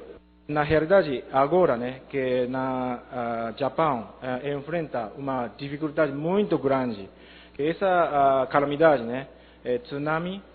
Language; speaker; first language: Portuguese; non-native, learner; Japanese